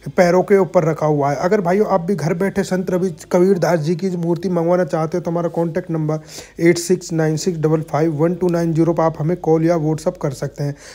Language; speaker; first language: Hindi; native; Hindi